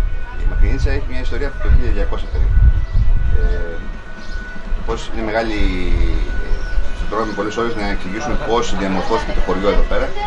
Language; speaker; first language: Greek; native; Greek